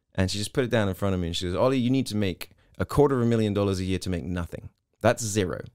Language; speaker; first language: English; native; English